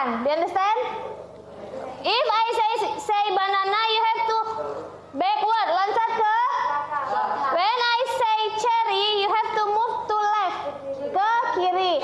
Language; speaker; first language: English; non-native, learner; Indonesian